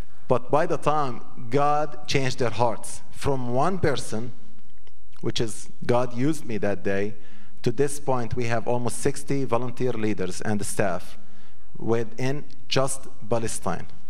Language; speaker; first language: English; non-native, fluent; Arabic